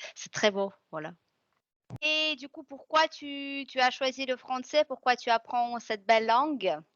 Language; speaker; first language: French; non-native, fluent; Russian